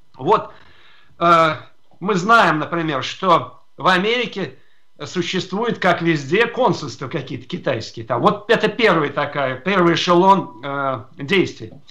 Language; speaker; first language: Russian; native; Russian